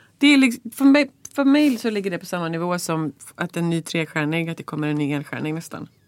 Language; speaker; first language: Swedish; native; Swedish